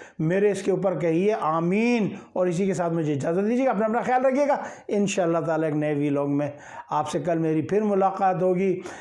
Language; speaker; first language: Urdu; native; Urdu